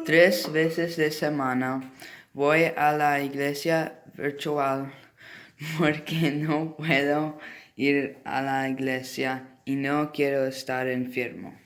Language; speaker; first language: Spanish; non-native, learner; English